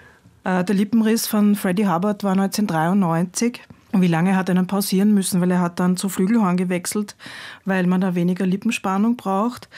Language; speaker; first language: German; native; German